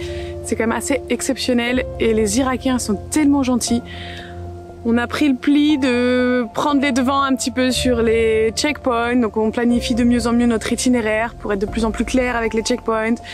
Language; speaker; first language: French; native; French